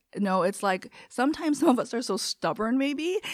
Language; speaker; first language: English; early bilingual, other home language; Korean